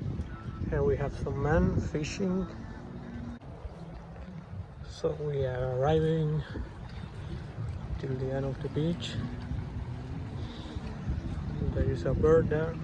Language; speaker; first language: English; non-native, learner; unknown